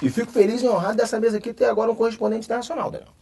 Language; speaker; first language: Portuguese; native; Portuguese